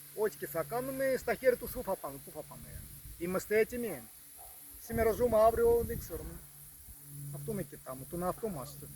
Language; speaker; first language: Greek; non-native, learner; Russian